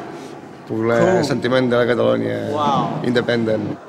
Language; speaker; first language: French; non-native, learner; Catalan